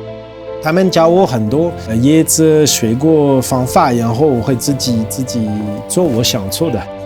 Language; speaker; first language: Chinese; non-native, fluent; French